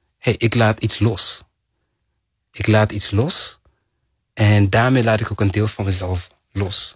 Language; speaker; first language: Dutch; early bilingual, other home language; Kinyarwanda